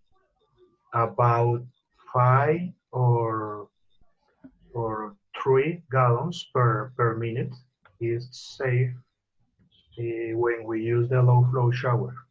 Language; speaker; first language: English; non-native, learner; Spanish